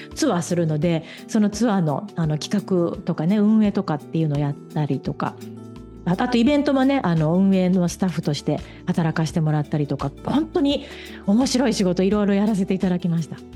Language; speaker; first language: Japanese; native; Japanese